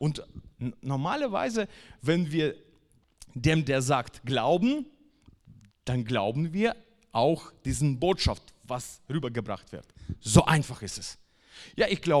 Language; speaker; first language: German; non-native, fluent; Russian